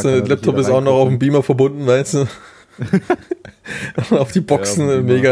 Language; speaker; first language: German; native; German